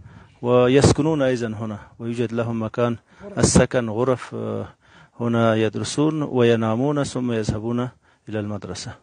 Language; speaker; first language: Arabic; non-native, fluent; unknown